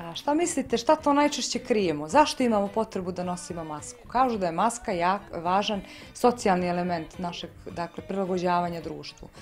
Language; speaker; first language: Serbian; native; Serbian